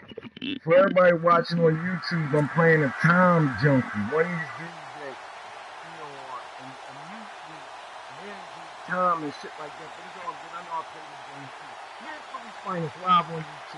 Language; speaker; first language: English; native; English